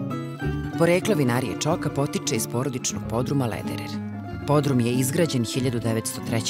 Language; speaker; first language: Serbian; native; Serbian